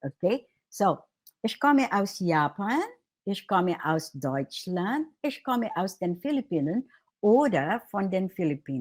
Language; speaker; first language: German; non-native, fluent; Filipino